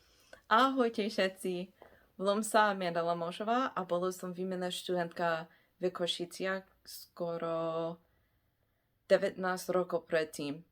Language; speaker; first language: Slovak; non-native, fluent; English